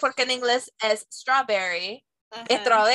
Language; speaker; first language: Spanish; non-native, fluent; English